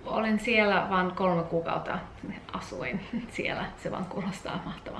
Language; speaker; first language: Finnish; non-native, learner; English